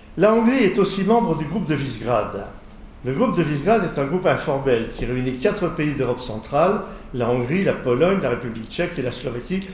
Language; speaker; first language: French; native; French